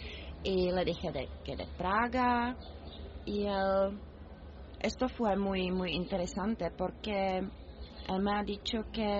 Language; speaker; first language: Spanish; non-native, learner; Czech